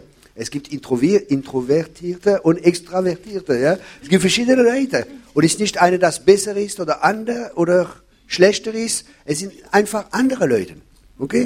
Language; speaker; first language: German; non-native, fluent; French